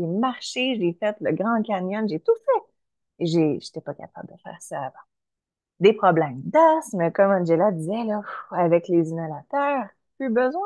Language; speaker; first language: French; native; French